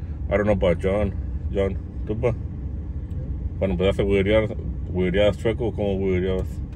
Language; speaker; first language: Spanish; native; Spanish